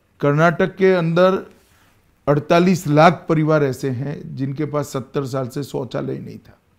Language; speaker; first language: Hindi; non-native, local second language; Gujarati